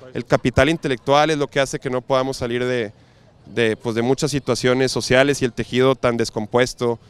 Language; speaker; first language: Spanish; native; Spanish